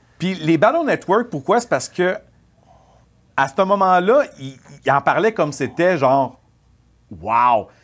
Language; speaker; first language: French; native; French